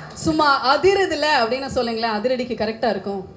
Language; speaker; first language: Tamil; native; Tamil